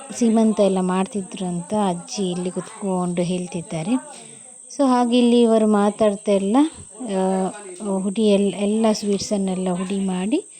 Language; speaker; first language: Kannada; non-native, local second language; Tulu